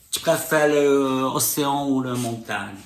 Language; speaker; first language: French; non-native, learner; Japanese